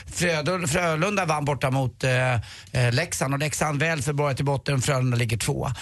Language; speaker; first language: Swedish; native; Swedish